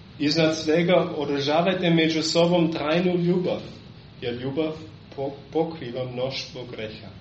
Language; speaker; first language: Serbian; non-native, fluent; German